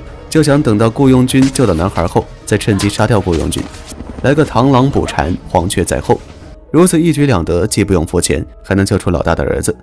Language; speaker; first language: Chinese; native; Chinese